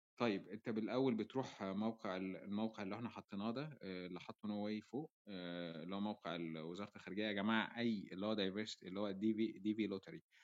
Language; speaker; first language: Arabic; native; Arabic